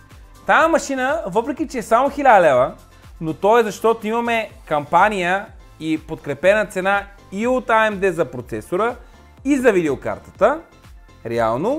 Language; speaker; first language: Bulgarian; native; Bulgarian